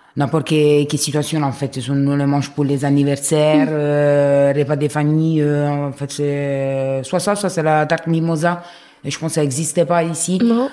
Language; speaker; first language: French; non-native, fluent; Italian